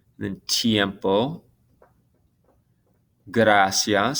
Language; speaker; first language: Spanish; non-native, fluent; English